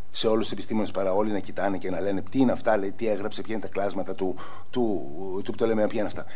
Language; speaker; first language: Greek; native; Greek